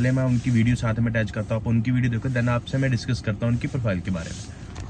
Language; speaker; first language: Hindi; native; Hindi